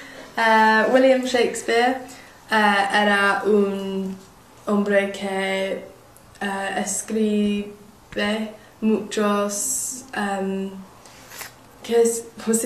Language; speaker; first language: Spanish; non-native, learner; English